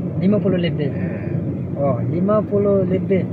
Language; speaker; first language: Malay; non-native, learner; Nepali